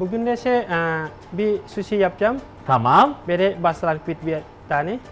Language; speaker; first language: Turkish; non-native, learner; Thai